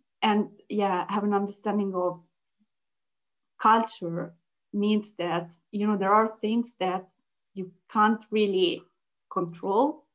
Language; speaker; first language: English; non-native, fluent; Italian